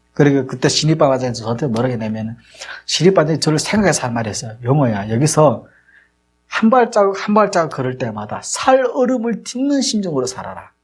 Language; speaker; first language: Korean; native; Korean